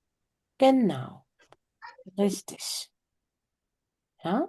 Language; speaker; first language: German; non-native, fluent; Sinhala